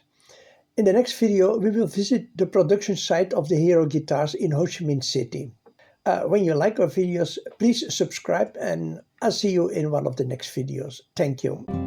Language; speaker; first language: English; non-native, fluent; Dutch